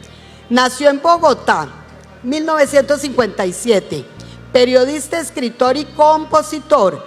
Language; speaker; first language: Spanish; native; Spanish